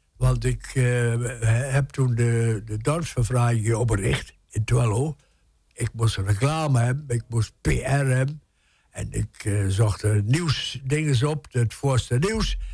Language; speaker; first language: Dutch; native; Dutch